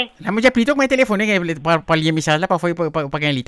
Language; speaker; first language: French; non-native, local second language; Morisyen